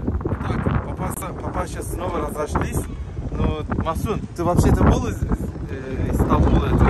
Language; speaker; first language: Russian; non-native, learner; Turkish